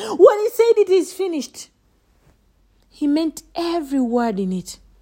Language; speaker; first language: English; non-native, local second language; Swahili